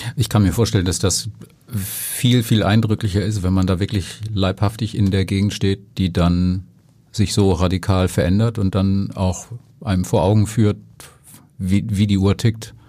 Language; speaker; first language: German; native; German